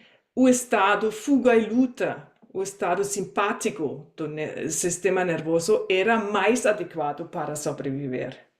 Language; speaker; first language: Portuguese; non-native, fluent; German